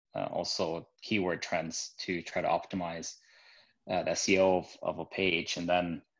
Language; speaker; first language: English; non-native, fluent; Norwegian